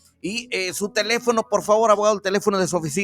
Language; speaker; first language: Spanish; native; Spanish